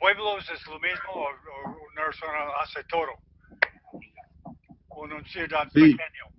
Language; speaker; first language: Spanish; non-native, learner; English